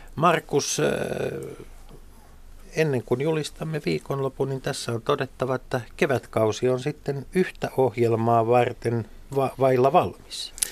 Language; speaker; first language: Finnish; native; Finnish